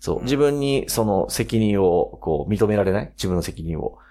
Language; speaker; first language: Japanese; native; Japanese